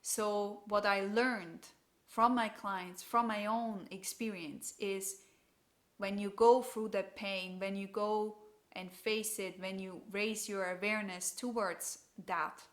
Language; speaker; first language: English; non-native, fluent; German